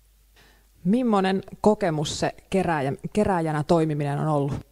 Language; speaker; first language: Finnish; native; Finnish